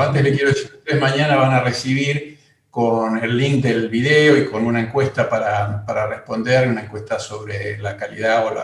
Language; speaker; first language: Spanish; native; Spanish